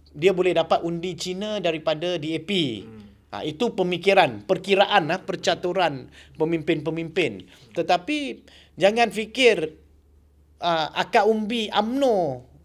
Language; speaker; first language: Malay; non-native, local second language; Chinese